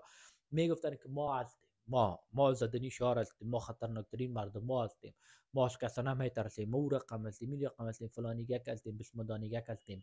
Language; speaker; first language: Persian; native; Persian